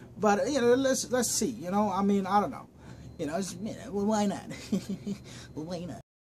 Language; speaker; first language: English; early bilingual, other home language; Arabic